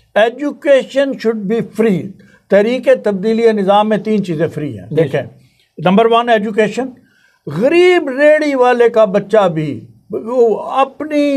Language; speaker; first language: Urdu; non-native, local second language; Punjabi